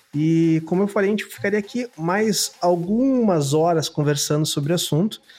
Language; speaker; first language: Portuguese; native; Portuguese